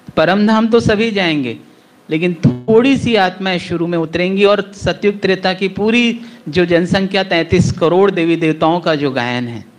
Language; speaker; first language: Hindi; native; Hindi